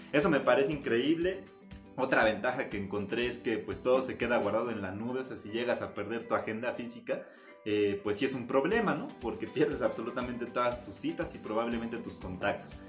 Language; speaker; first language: Spanish; native; Spanish